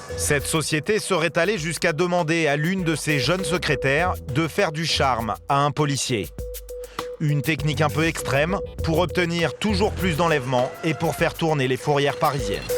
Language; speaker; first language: French; native; French